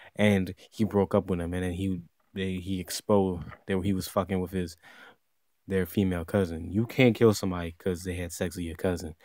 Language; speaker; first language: English; native; English